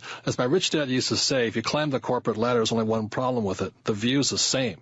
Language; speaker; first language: English; native; English